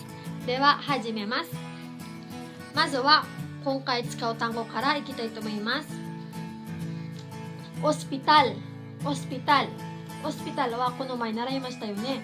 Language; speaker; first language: Japanese; non-native, fluent; Cebuano